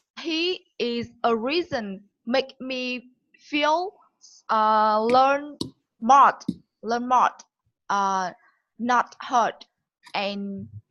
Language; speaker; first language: English; non-native, learner; Vietnamese